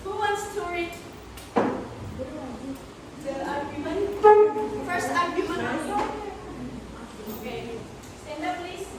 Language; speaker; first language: English; non-native, learner; Indonesian